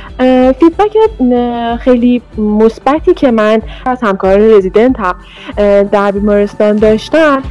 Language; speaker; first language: Persian; native; Persian